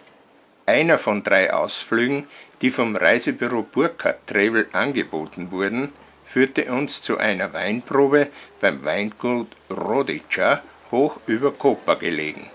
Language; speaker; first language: German; native; German